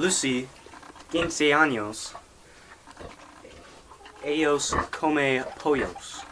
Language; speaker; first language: Spanish; non-native, learner; English